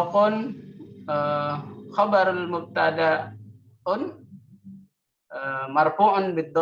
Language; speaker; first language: Arabic; non-native, learner; Indonesian